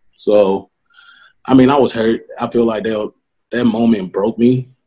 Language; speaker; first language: English; non-native, local second language; Yoruba